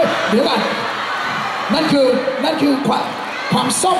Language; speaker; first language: Thai; native; Thai